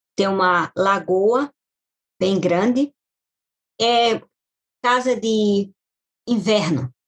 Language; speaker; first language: Portuguese; native; Portuguese